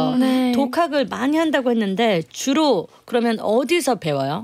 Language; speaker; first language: Korean; native; Korean